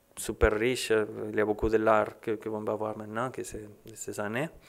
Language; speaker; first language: French; non-native, learner; Spanish